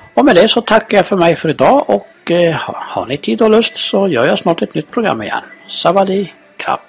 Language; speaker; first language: Swedish; native; Swedish